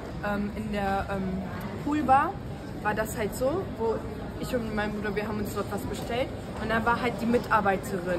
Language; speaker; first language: German; native; German